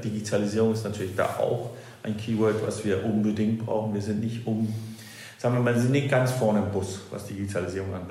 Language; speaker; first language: German; non-native, fluent; Danish